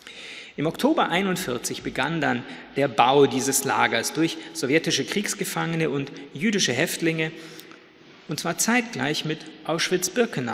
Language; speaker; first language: German; native; German